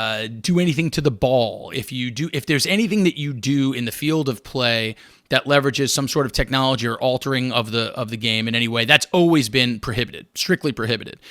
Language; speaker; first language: English; native; English